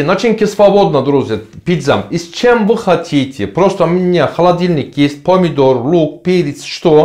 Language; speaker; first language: Russian; non-native, learner; Turkish